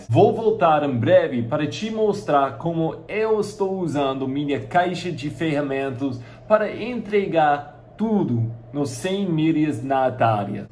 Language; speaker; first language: Portuguese; non-native, fluent; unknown